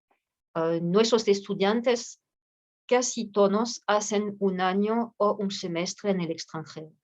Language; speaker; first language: Spanish; non-native, fluent; French